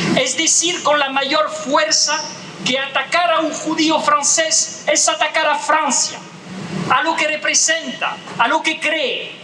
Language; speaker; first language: Spanish; non-native, fluent; French